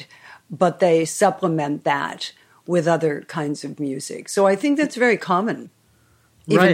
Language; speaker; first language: English; native; English